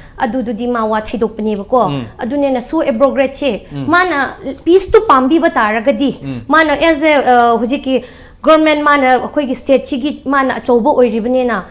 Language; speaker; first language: Manipuri; non-native, local second language; Tangkhul Naga (India)